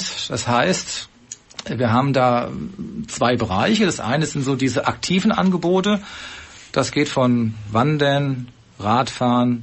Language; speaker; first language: German; native; German